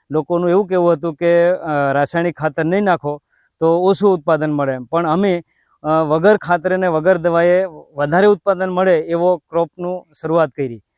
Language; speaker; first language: Gujarati; non-native, local second language; Rathawi